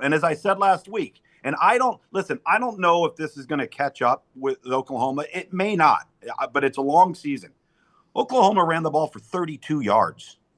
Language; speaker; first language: English; native; English